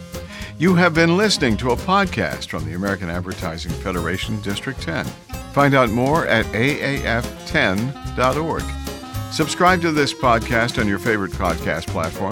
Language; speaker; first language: English; native; English